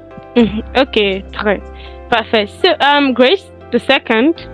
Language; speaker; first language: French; non-native, fluent; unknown